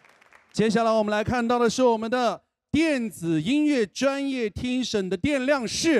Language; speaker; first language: Chinese; native; Chinese